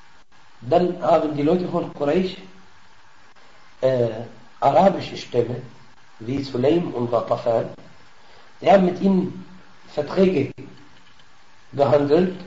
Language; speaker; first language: German; non-native, fluent; Arabic